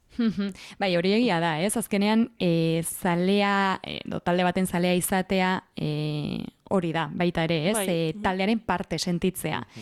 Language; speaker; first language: Basque; native; Basque